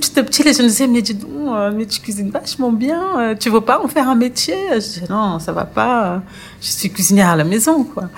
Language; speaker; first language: French; non-native, fluent; Portuguese